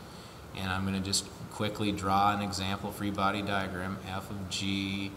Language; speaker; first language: English; native; English